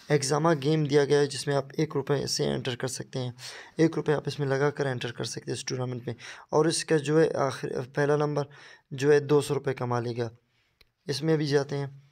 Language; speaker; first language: Urdu; non-native, local second language; Baluchi